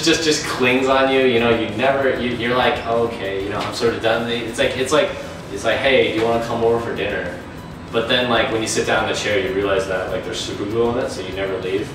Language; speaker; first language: English; native; English